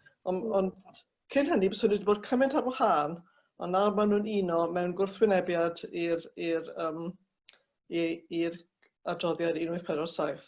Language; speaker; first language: Welsh; native; Welsh